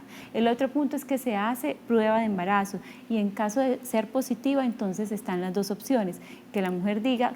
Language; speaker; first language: Spanish; native; Spanish